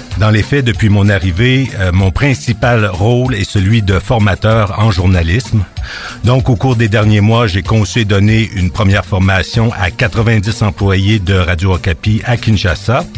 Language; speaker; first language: French; native; French